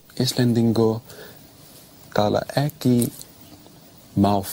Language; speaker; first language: Icelandic; non-native, learner; English